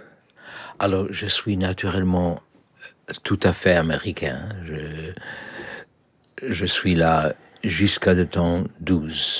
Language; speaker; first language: French; non-native, learner; Polish